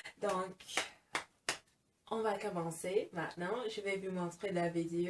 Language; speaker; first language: French; non-native, fluent; English